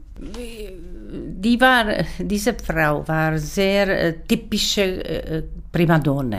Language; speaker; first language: German; non-native, learner; Czech